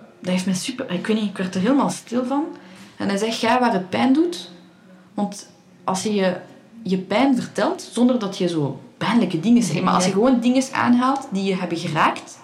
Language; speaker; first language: Dutch; early bilingual, other home language; Persian